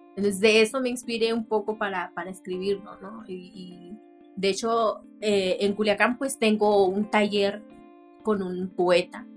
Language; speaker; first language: Spanish; non-native, local second language; Mixtepec Mixtec